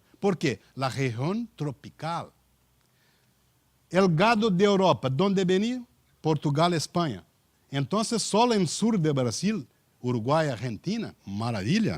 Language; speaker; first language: Spanish; non-native, learner; Portuguese